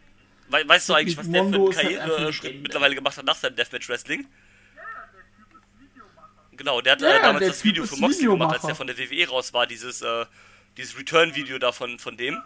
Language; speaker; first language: German; native; German